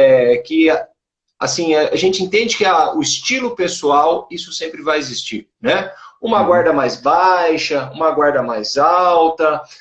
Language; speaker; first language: Portuguese; native; Portuguese